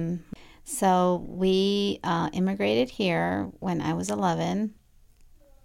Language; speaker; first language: English; early bilingual, other home language; Spanish